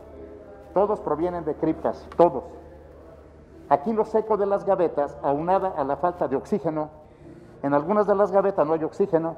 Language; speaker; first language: Spanish; native; Spanish